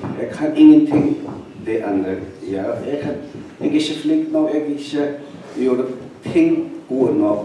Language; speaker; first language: Norwegian; non-native, learner; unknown